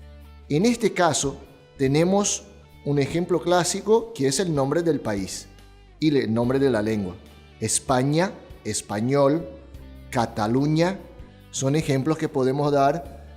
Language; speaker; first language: Spanish; non-native, fluent; Portuguese